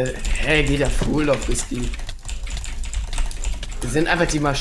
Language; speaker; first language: German; native; German